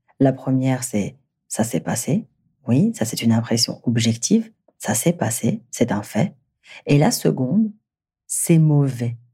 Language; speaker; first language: French; native; French